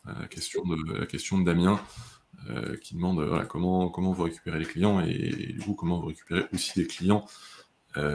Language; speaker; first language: French; native; French